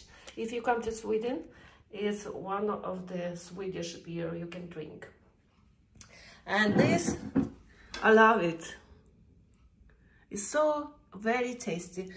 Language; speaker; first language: English; non-native, learner; Russian